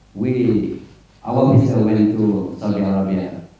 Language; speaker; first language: English; non-native, local second language; Malay